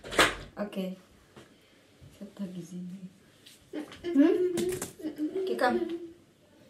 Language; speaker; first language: German; non-native, learner; Cebuano